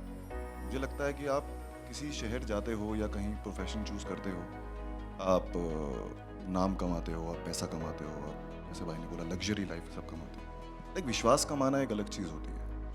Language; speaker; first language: Hindi; native; Hindi